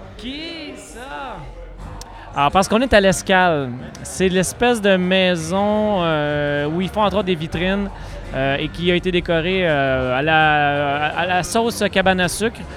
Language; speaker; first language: French; native; French